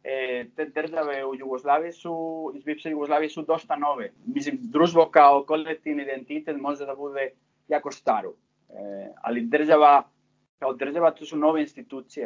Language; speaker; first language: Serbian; non-native, fluent; Spanish